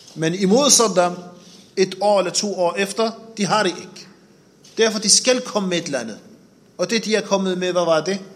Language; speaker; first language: Danish; non-native, fluent; Arabic